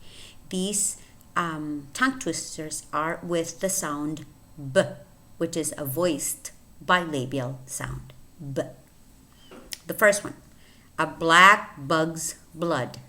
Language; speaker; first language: English; non-native, fluent; Spanish